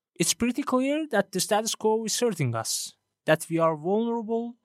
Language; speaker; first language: English; non-native, fluent; Persian